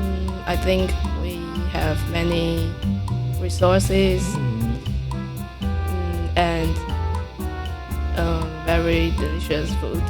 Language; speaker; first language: English; non-native, learner; Chinese